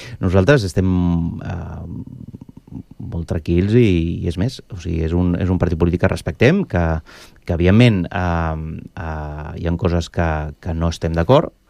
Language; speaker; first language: Catalan; non-native, local second language; Spanish